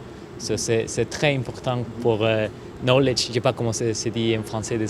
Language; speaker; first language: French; non-native, learner; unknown